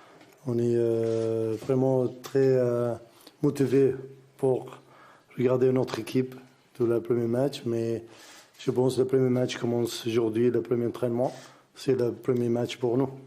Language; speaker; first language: French; non-native, learner; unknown